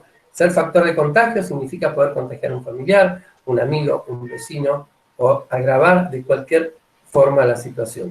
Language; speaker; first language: Spanish; native; Spanish